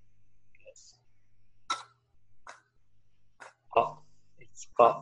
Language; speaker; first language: English; non-native, local second language; Arabic